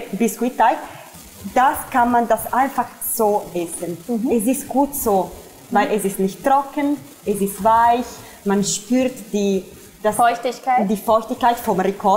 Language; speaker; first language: German; non-native, fluent; Italian